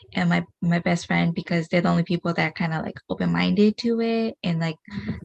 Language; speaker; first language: English; early bilingual, other home language; Hmong